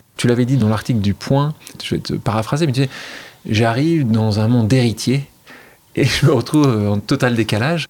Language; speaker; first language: French; native; French